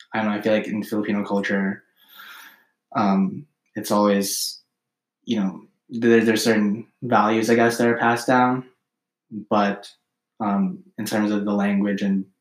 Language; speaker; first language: English; early bilingual, other home language; Filipino